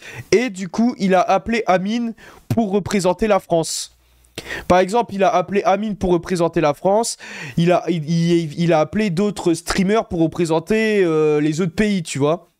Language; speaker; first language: French; native; French